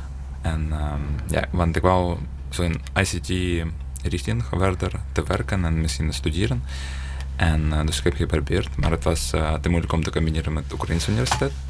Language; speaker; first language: Dutch; non-native, learner; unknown